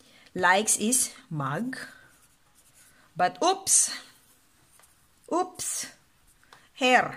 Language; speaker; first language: English; non-native, local second language; Filipino